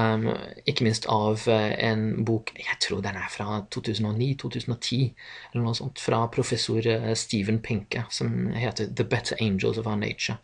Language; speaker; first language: Norwegian; non-native, fluent; English